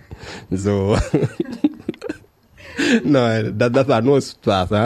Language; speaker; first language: German; non-native, learner; French